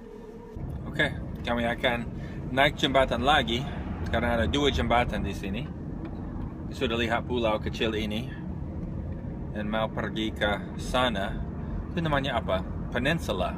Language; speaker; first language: Indonesian; non-native, fluent; English